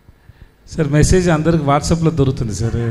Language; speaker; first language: Telugu; non-native, learner; Tamil